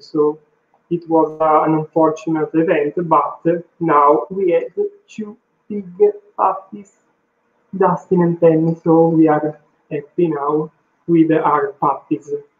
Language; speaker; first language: English; non-native, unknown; Italian